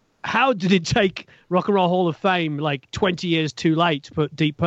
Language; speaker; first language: English; native; English